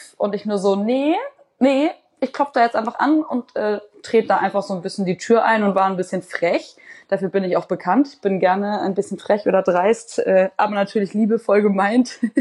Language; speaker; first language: German; native; German